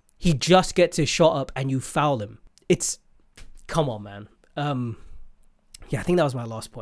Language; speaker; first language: English; native; English